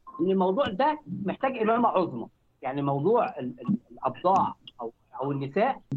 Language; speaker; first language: Arabic; native; Arabic